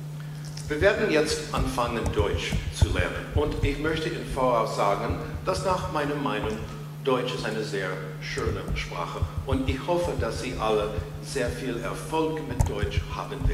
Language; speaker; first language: German; non-native, fluent; English